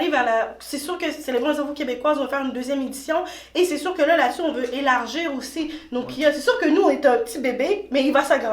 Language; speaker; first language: French; native; French